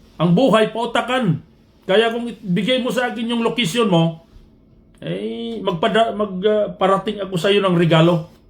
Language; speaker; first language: Filipino; non-native, local second language; Cebuano